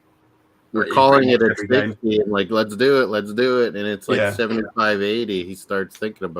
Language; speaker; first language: English; native; English